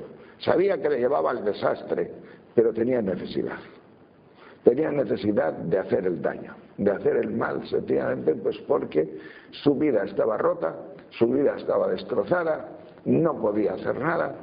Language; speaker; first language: Spanish; native; Spanish